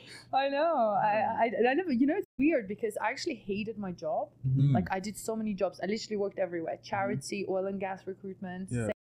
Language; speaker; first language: English; non-native, fluent; Latvian